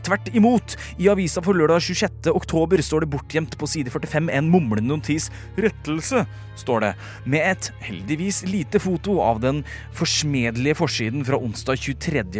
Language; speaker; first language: Norwegian; native; Norwegian